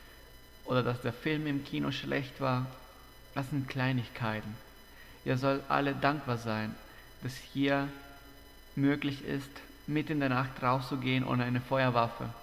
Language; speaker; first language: German; non-native, fluent; Spanish